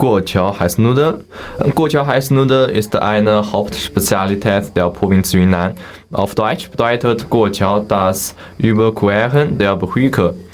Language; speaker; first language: German; non-native, learner; Chinese